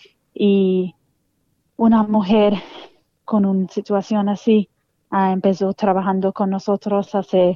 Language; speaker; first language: Spanish; non-native, fluent; English